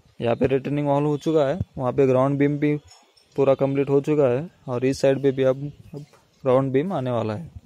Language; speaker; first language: Hindi; non-native, local second language; Marathi